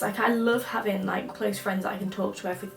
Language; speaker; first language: English; native; English